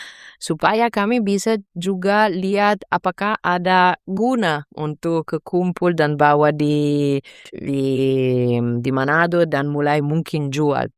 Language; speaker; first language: Indonesian; non-native, fluent; Italian